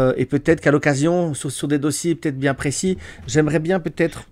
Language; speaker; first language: French; native; French